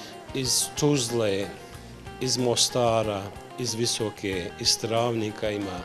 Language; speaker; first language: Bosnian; early bilingual, heritage; Bosnian